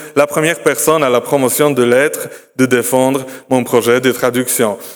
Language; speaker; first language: French; non-native, fluent; Polish